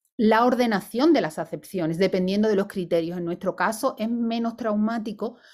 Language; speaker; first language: Spanish; native; Spanish